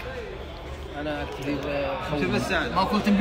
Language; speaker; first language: Arabic; native; Arabic